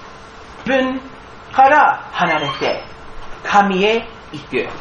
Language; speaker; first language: Japanese; non-native, fluent; English